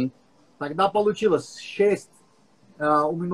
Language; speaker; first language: Russian; non-native, learner; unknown